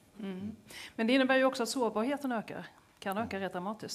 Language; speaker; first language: Swedish; native; Swedish